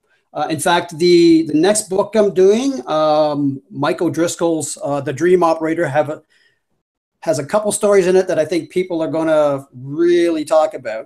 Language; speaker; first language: English; native; English